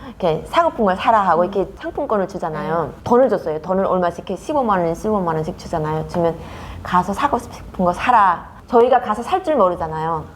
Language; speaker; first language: Korean; native; Korean